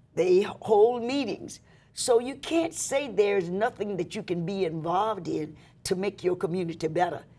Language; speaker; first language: English; native; English